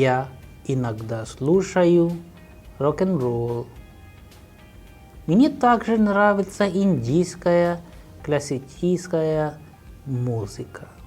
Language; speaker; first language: Russian; non-native, fluent; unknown